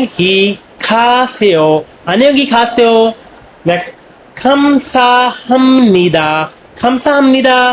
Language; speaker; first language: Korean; non-native, fluent; Urdu